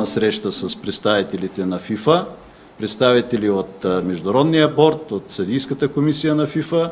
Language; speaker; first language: Bulgarian; native; Bulgarian